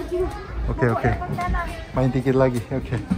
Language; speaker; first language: English; non-native, fluent; Korean